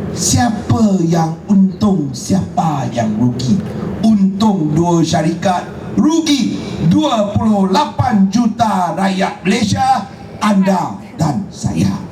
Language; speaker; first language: Malay; non-native, local second language; Chinese